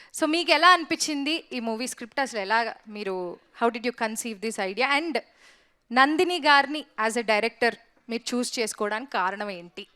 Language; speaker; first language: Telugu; native; Telugu